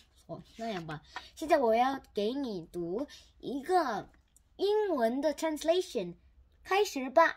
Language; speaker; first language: Chinese; non-native, learner; Korean